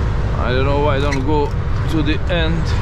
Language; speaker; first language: English; non-native, fluent; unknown